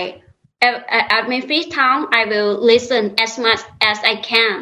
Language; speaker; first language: English; non-native, learner; Lao